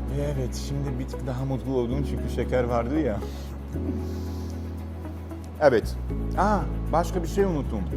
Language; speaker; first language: Turkish; non-native, learner; Portuguese